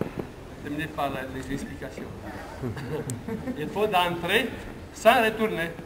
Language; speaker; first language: French; non-native, learner; Romanian